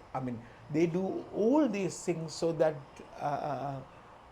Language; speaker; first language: English; non-native, local second language; Sinhala